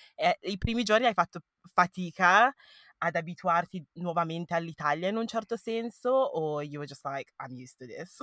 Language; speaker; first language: Italian; early bilingual, other home language; English